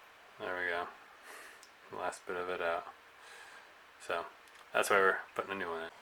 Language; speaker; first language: English; native; English